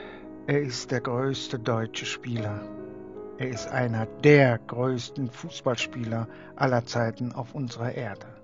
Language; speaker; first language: German; early bilingual, other home language; Turkish